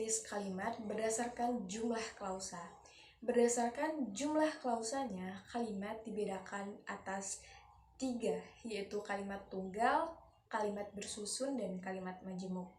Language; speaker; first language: Indonesian; native; Indonesian